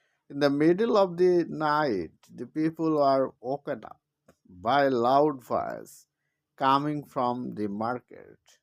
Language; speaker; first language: English; non-native, local second language; Bangla